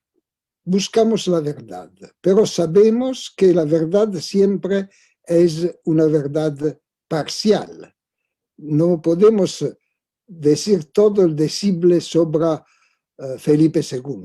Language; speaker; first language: Spanish; non-native, fluent; Italian